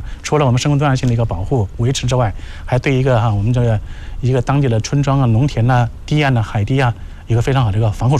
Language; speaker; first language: Chinese; native; Chinese